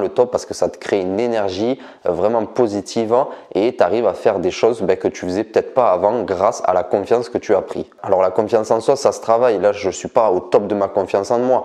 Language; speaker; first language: French; native; French